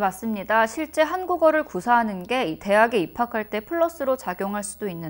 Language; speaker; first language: Korean; native; Korean